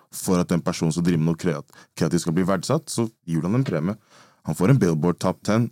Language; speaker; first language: Norwegian; early bilingual, other home language; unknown